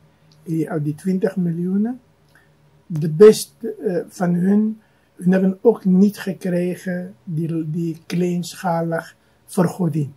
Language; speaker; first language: Dutch; non-native, fluent; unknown